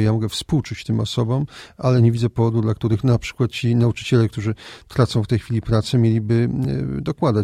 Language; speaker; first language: Polish; native; Polish